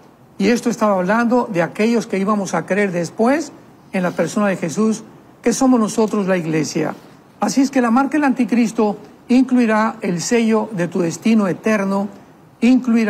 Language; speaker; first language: Spanish; native; Spanish